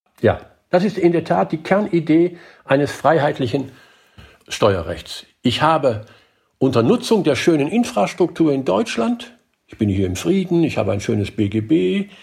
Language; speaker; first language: German; native; German